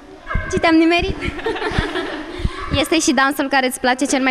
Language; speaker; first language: Romanian; native; Romanian